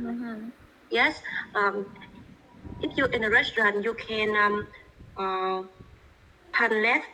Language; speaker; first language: English; non-native, learner; Vietnamese